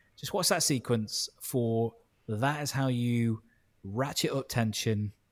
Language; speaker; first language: English; native; English